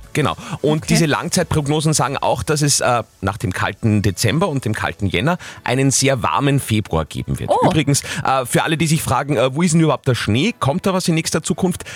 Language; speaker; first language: German; native; German